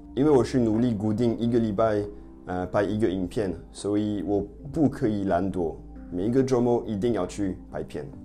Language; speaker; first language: Chinese; non-native, fluent; French